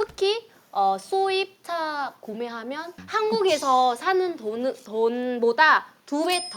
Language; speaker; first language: Korean; non-native, fluent; Vietnamese